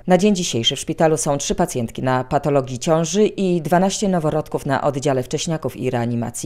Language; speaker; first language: Polish; native; Polish